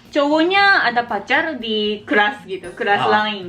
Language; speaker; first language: Indonesian; non-native, learner; Japanese